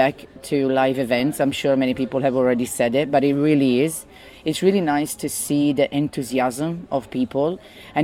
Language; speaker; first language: English; non-native, fluent; Italian